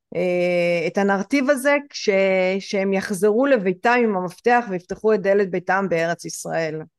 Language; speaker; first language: Hebrew; native; Hebrew